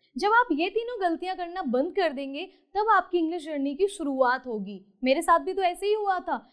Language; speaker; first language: Hindi; native; Hindi